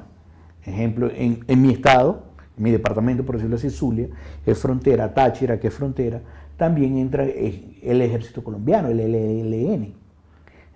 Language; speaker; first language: Spanish; native; Spanish